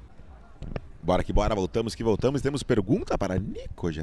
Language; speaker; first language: Portuguese; native; Portuguese